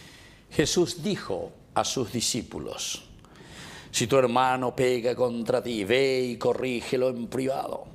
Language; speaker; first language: Spanish; native; Spanish